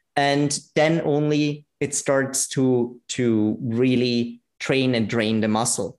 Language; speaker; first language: English; non-native, fluent; Italian